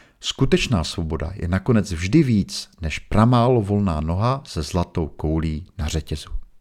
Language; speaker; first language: Czech; native; Czech